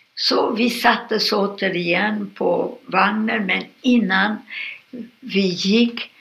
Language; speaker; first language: Swedish; non-native, fluent; Romanian